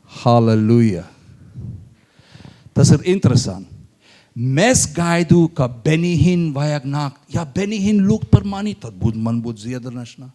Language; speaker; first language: Latvian; non-native, learner; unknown